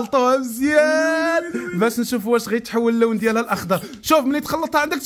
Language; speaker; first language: Arabic; native; Arabic